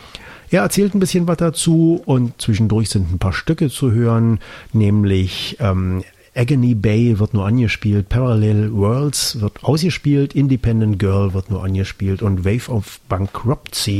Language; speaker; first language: German; native; German